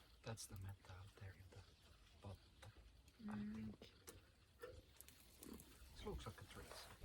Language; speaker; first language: English; non-native, learner; Finnish